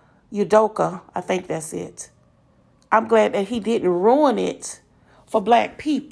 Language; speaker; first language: English; native; English